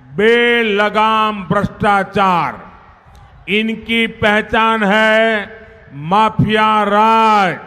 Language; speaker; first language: Hindi; non-native, local second language; Gujarati